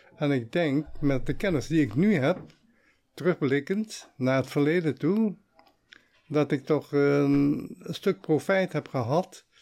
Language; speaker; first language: Dutch; early bilingual, heritage; Dutch